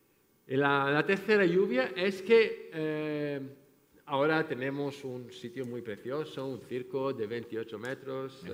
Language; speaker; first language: Spanish; non-native, fluent; French